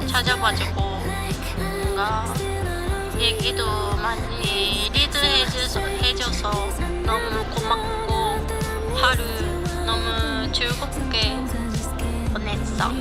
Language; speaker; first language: Korean; non-native, fluent; Japanese